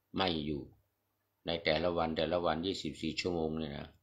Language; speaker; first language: Thai; native; Thai